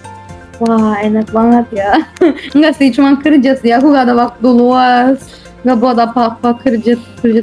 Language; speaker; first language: Indonesian; non-native, fluent; Turkish